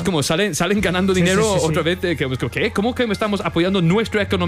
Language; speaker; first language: Spanish; non-native, fluent; English